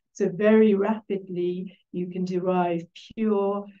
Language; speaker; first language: English; native; English